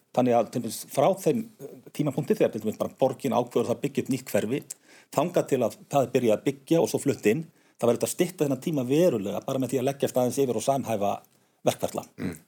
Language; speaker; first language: Icelandic; native; Icelandic